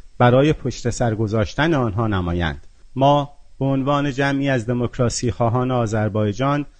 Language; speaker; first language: Persian; non-native, local second language; Azerbaijani